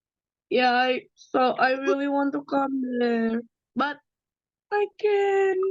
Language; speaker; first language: English; non-native, learner; Indonesian